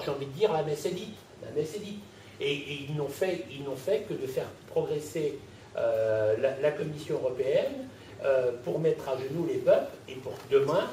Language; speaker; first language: French; native; French